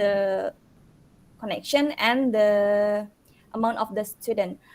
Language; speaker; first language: English; non-native, learner; Indonesian